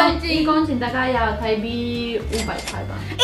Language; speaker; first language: Chinese; non-native, fluent; Russian